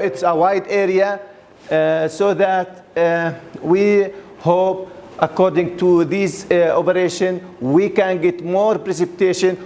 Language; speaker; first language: English; non-native, fluent; Arabic